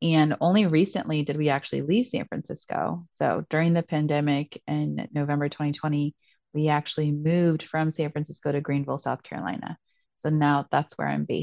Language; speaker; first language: English; native; English